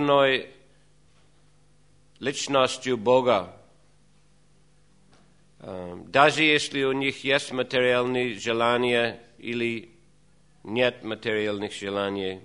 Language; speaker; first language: Russian; non-native, fluent; English